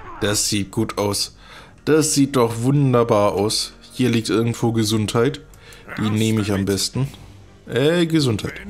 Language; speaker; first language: German; native; German